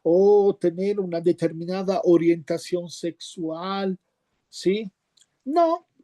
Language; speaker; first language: Spanish; non-native, fluent; Italian